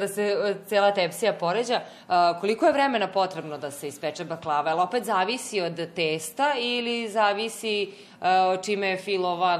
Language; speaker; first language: Serbian; native; Serbian